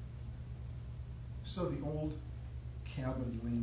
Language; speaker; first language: English; native; English